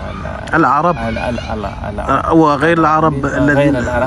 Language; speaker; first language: Arabic; non-native, fluent; French